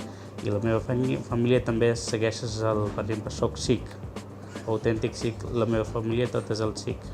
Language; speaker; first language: Catalan; non-native, learner; Punjabi